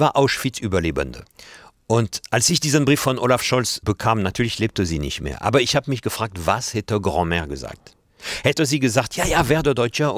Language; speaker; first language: German; non-native, fluent; French